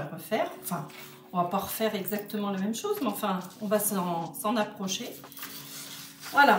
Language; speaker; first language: French; native; French